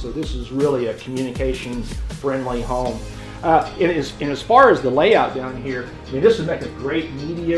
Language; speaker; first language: English; native; English